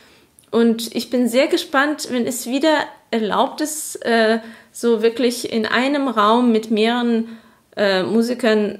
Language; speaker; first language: German; non-native, fluent; Azerbaijani